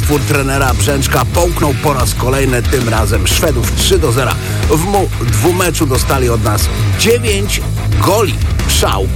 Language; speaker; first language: Polish; native; Polish